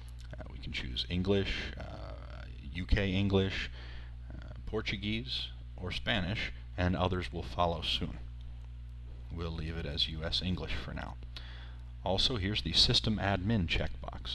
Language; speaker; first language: English; native; English